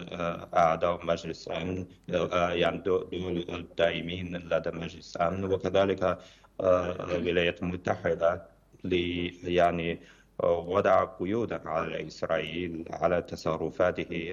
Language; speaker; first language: Arabic; non-native, fluent; Chinese